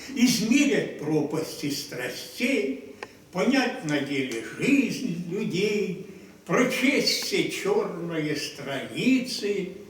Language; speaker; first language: Russian; non-native, local second language; Ukrainian